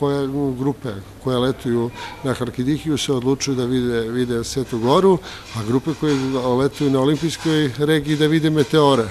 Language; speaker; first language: Croatian; native; Croatian